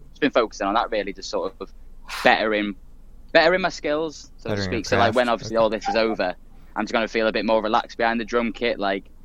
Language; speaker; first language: English; native; English